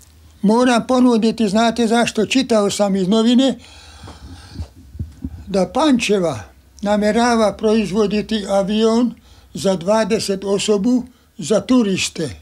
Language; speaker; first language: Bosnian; non-native, local second language; Hungarian